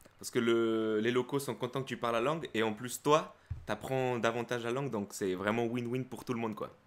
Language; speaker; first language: French; early bilingual, other home language; Spanish